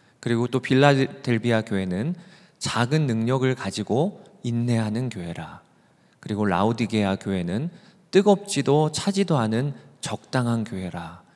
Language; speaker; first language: Korean; native; Korean